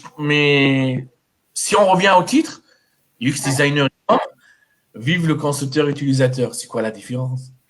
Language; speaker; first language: French; non-native, local second language; Arabic